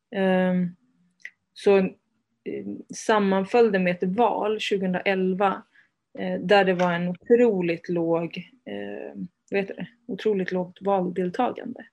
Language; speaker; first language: Swedish; early bilingual, other home language; Spanish